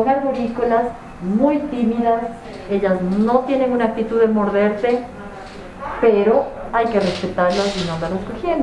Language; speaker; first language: Spanish; native; Spanish